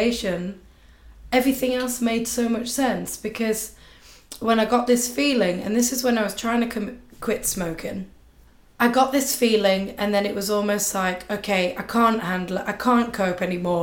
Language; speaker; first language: English; native; English